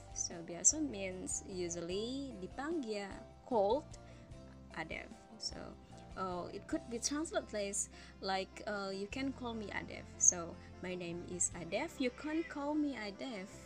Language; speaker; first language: English; non-native, fluent; Indonesian